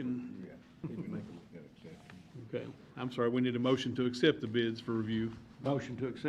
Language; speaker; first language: English; native; English